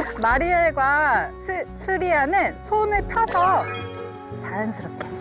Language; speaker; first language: Korean; native; Korean